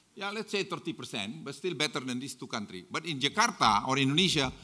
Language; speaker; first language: English; non-native, fluent; Indonesian